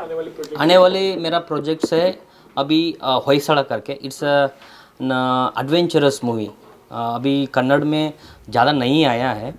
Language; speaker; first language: Hindi; non-native, local second language; Kannada